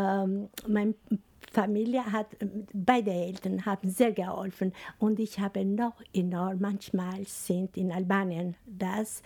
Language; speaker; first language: German; non-native, learner; Albanian